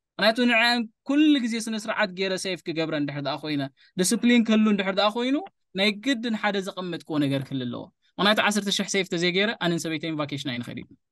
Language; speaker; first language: Tigrinya; native; Tigrinya